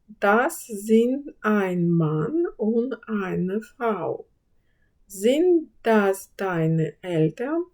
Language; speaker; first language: German; non-native, fluent; Ukrainian